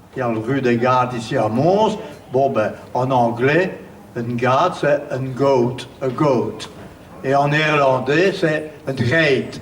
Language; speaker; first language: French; native; French